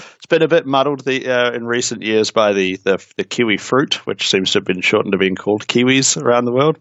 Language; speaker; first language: English; native; English